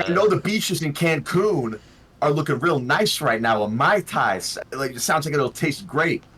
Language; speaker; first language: English; native; English